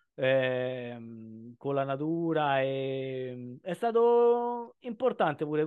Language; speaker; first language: Italian; native; Italian